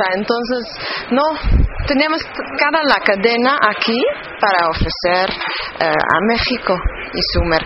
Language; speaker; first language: Spanish; non-native, fluent; Dutch